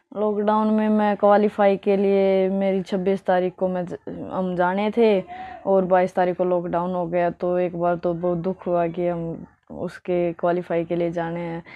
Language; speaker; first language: Hindi; native; Hindi